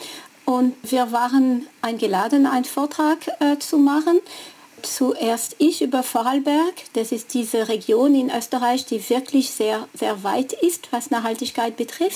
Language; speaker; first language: German; non-native, fluent; French